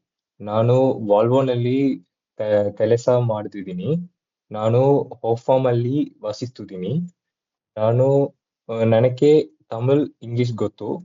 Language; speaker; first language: Kannada; non-native, learner; Tamil